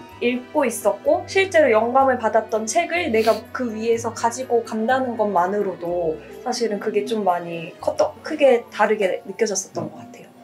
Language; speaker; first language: Korean; native; Korean